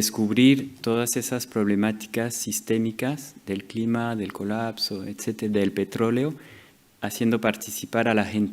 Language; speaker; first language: Spanish; non-native, fluent; French